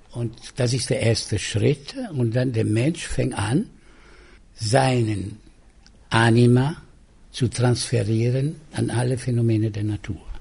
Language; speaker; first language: German; non-native, fluent; Italian